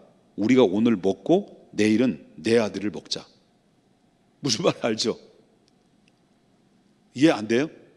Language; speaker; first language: Korean; native; Korean